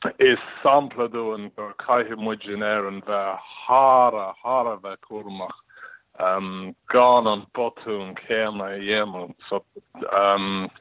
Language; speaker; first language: Irish; non-native, learner; English